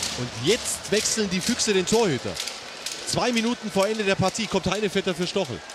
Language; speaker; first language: German; native; German